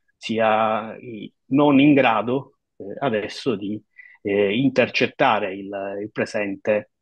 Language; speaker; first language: Italian; native; Italian